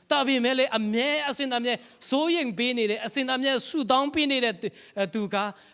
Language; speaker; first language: Burmese; non-native, local second language; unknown